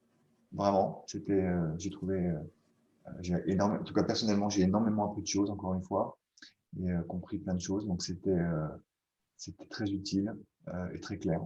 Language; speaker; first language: French; native; French